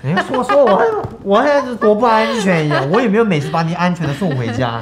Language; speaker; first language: Chinese; native; Chinese